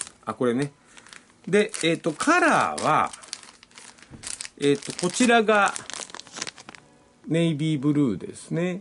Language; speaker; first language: Japanese; native; Japanese